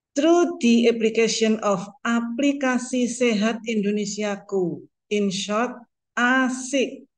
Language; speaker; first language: English; non-native, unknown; Indonesian